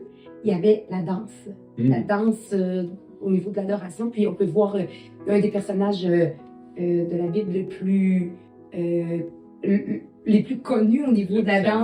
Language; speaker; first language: French; native; French